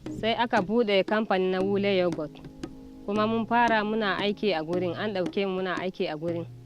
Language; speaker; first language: Hausa; non-native, local second language; Fula